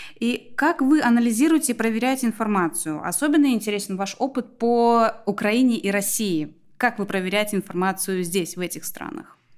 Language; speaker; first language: Russian; native; Russian